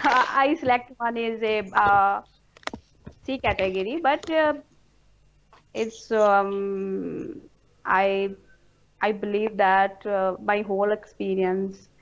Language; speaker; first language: English; non-native, learner; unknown